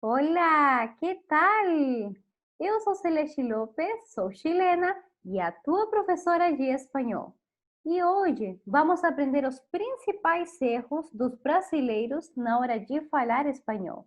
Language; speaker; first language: Portuguese; non-native, fluent; Spanish